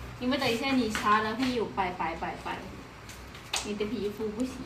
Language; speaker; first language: Chinese; non-native, learner; Lao